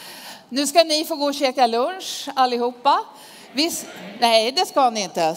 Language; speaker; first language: Swedish; native; Swedish